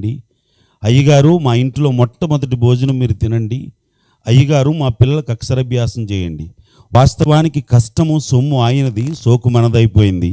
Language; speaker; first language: Telugu; native; Telugu